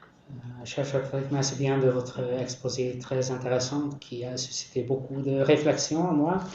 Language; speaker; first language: French; non-native, fluent; Hungarian